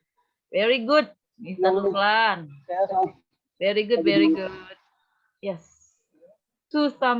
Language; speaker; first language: English; non-native, fluent; Indonesian